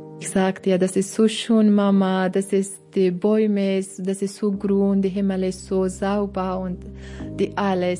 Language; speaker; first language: German; non-native, learner; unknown